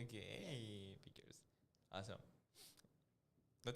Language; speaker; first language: English; non-native, fluent; Spanish